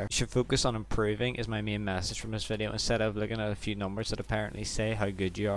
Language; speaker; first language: English; native; English